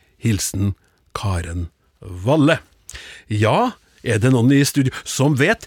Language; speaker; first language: Norwegian; native; Norwegian